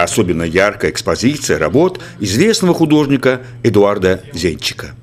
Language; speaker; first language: Russian; native; Russian